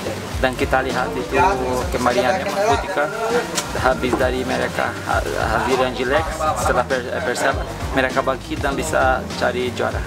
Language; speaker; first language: Indonesian; non-native, fluent; Portuguese